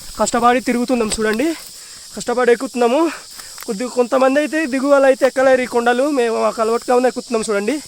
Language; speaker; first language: Telugu; non-native, local second language; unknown